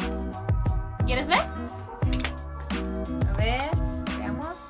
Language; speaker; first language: Spanish; native; Spanish